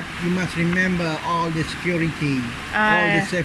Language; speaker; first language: English; non-native, local second language; Malay